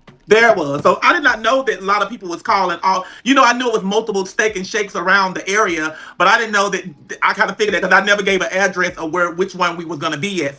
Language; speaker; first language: English; native; English